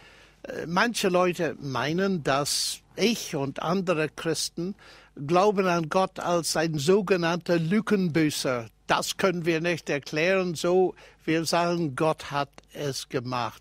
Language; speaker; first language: German; non-native, fluent; English